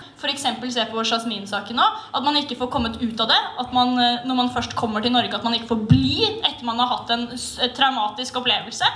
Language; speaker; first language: Norwegian; native; Norwegian